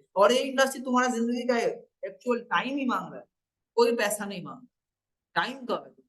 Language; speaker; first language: Hindi; non-native, local second language; Bangla